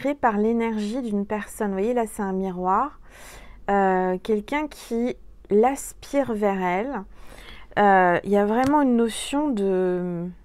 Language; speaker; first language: French; native; French